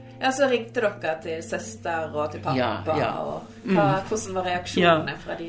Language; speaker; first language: Norwegian; native; Norwegian